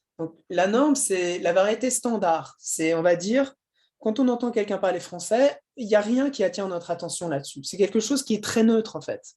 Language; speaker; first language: French; native; French